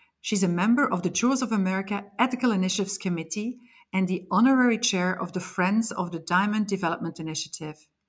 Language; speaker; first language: English; non-native, fluent; Dutch